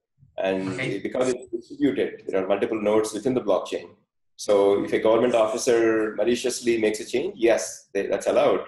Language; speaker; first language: English; non-native, fluent; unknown